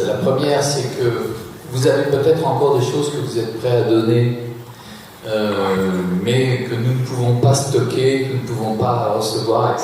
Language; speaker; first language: French; native; French